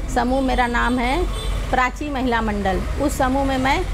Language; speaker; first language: Hindi; native; Hindi